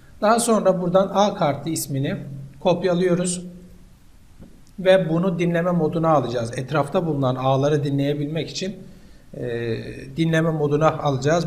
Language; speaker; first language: Turkish; native; Turkish